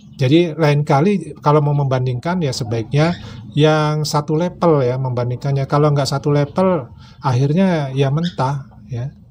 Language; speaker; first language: Indonesian; native; Indonesian